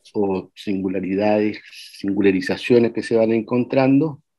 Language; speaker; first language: Spanish; native; Spanish